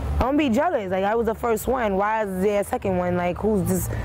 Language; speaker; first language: English; native; English